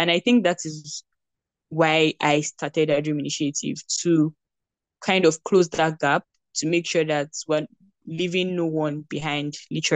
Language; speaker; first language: English; non-native, local second language; Yoruba